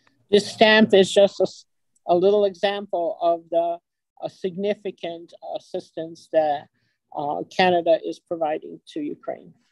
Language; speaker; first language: English; early bilingual, other home language; Ukrainian